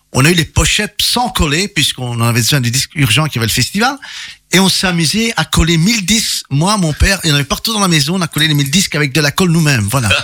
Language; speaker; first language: French; early bilingual, other home language; Italian